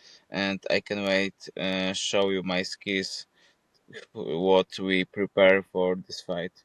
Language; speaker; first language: English; non-native, fluent; Polish